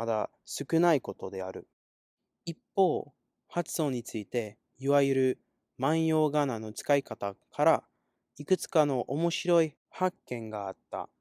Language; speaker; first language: Japanese; non-native, learner; English